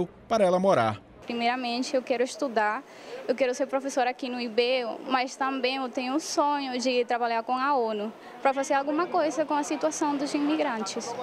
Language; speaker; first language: Portuguese; non-native, fluent; Spanish